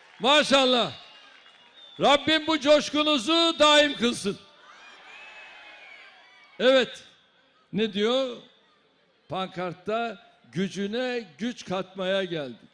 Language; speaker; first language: Turkish; native; Turkish